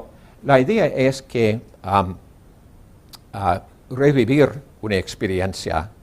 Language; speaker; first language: Spanish; non-native, learner; English